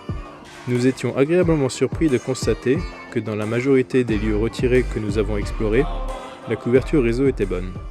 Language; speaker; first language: French; native; French